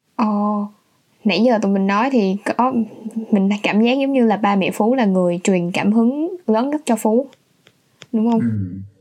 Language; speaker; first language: Vietnamese; native; Vietnamese